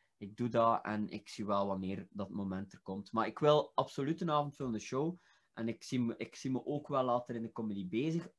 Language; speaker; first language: Dutch; early bilingual, other home language; Punjabi